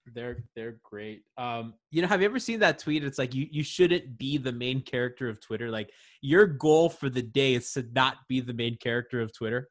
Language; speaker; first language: English; native; English